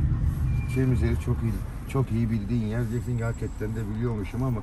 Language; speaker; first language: Turkish; native; Turkish